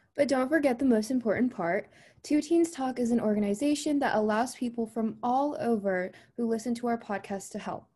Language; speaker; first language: English; native; English